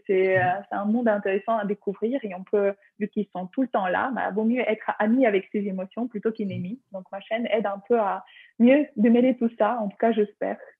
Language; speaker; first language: French; non-native, fluent; Ukrainian